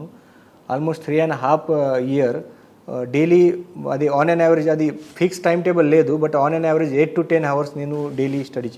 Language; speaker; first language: Telugu; non-native, local second language; Marathi